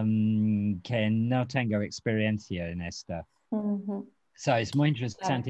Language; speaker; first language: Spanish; non-native, learner; English